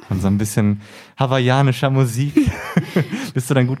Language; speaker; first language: German; native; German